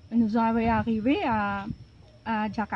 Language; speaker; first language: French; non-native, local second language; Javanese